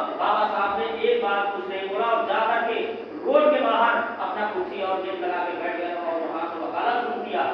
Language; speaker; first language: Hindi; native; Hindi